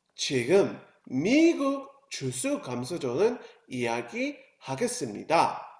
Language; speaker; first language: Korean; non-native, learner; English